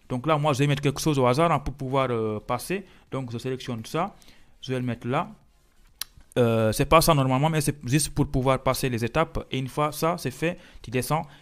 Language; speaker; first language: French; non-native, local second language; Fula